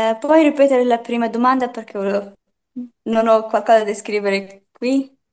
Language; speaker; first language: Italian; non-native, learner; Persian